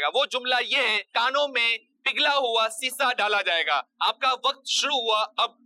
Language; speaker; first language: Urdu; native; Urdu